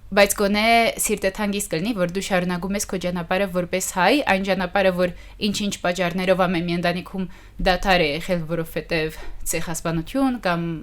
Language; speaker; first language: Armenian; early bilingual, heritage; Armenian